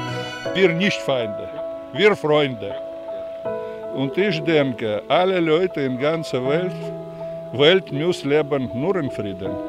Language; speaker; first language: German; non-native, learner; Russian